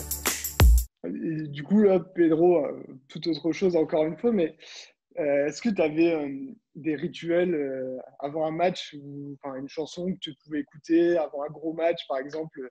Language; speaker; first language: French; native; French